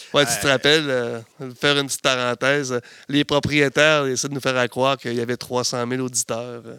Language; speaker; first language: French; native; French